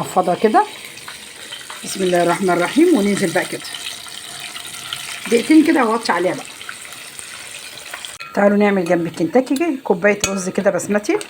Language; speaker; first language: Arabic; native; Arabic